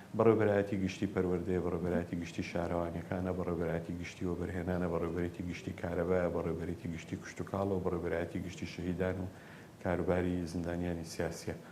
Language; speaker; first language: Central Kurdish; native; Central Kurdish